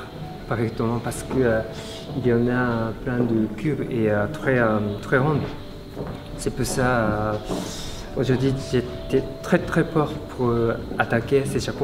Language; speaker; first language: French; non-native, fluent; Japanese